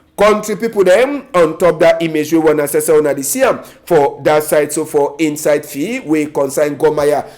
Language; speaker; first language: Nigerian Pidgin; native; Nigerian Pidgin